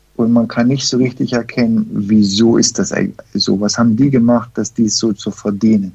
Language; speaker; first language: German; early bilingual, heritage; German